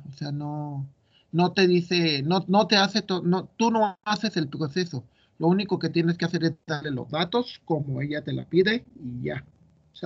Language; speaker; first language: Spanish; native; Spanish